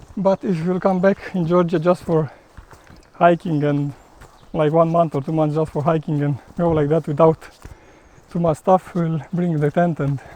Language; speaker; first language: English; non-native, fluent; Romanian